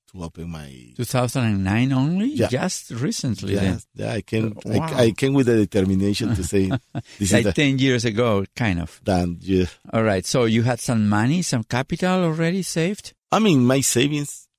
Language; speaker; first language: English; non-native, fluent; Spanish